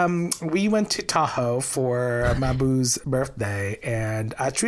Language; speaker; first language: English; non-native, local second language; Filipino